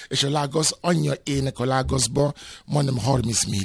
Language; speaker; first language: Hungarian; non-native, fluent; Yoruba